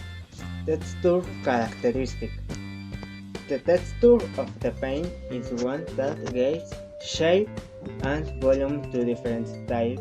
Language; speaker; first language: English; non-native, learner; Spanish